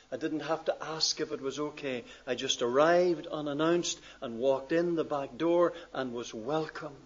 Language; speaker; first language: English; native; English